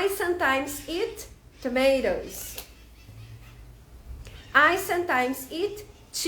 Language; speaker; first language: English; non-native, fluent; Portuguese